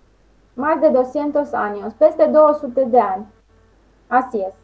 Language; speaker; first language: Spanish; non-native, fluent; Romanian